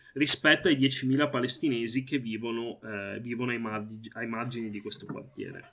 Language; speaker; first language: Italian; early bilingual, other home language; Arabic